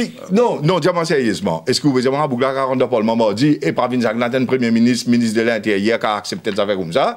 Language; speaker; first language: French; non-native, local second language; Morisyen